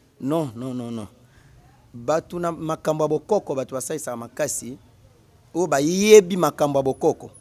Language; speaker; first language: Lingala; non-native, local second language; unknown